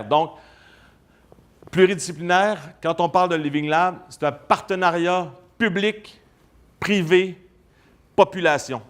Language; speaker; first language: French; native; French